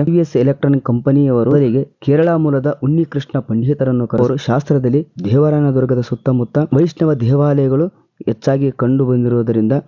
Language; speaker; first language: Kannada; native; Kannada